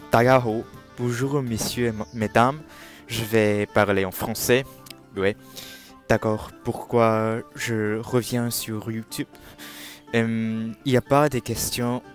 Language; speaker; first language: French; non-native, learner; Cantonese